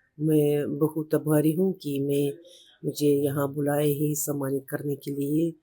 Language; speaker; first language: Hindi; non-native, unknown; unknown